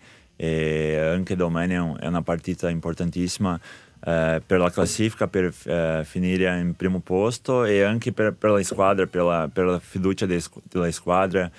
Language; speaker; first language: Italian; non-native, fluent; Portuguese